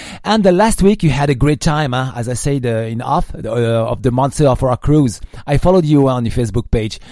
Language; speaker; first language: English; non-native, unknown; French